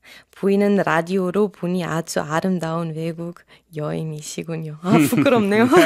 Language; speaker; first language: Korean; non-native, fluent; German